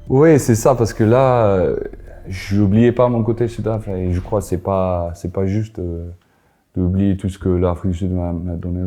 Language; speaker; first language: French; non-native, fluent; Afrikaans